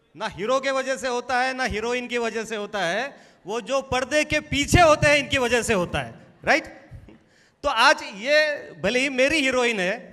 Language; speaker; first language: Hindi; non-native, local second language; Marathi